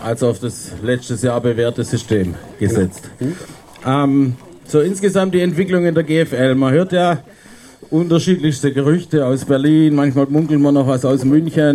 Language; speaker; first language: German; native; German